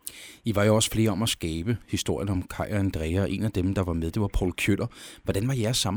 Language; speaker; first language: Danish; native; Danish